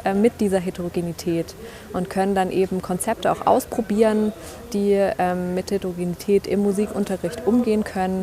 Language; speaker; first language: German; native; German